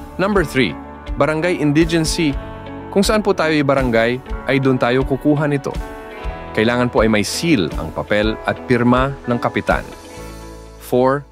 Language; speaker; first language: Filipino; non-native, local second language; Pampanga